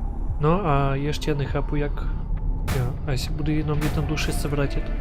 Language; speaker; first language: Czech; non-native, learner; Ukrainian